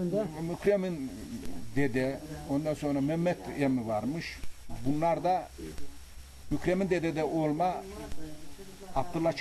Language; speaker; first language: Turkish; native; Turkish